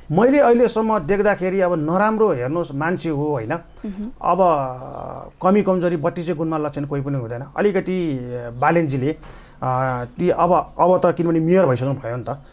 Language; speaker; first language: Nepali; native; Nepali